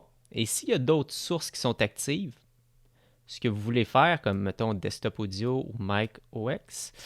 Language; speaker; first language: French; native; French